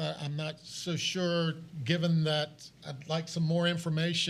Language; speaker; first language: English; native; English